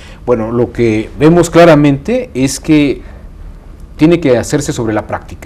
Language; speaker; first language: Spanish; native; Spanish